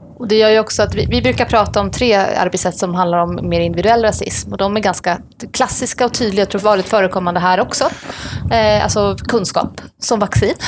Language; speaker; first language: Swedish; native; Swedish